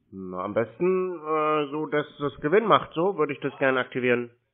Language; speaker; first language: German; native; German